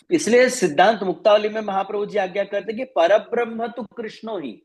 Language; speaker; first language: Hindi; non-native, local second language; Gujarati